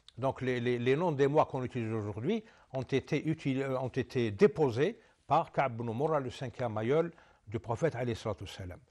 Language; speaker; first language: French; non-native, local second language; Arabic